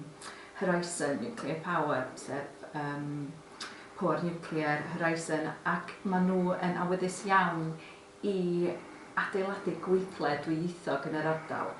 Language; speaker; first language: Welsh; non-native, local second language; English